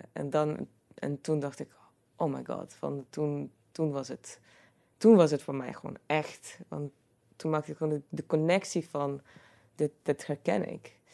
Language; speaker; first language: Dutch; non-native, fluent; Croatian